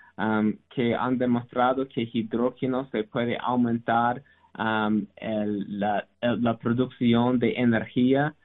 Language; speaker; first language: Spanish; non-native, learner; English